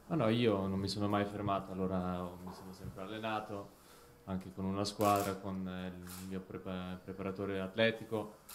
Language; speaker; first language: Italian; non-native, fluent; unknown